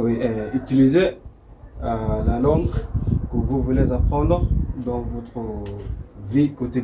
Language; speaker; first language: French; non-native, learner; Arabic